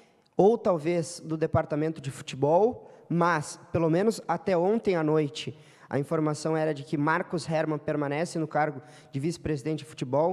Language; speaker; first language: Portuguese; native; Portuguese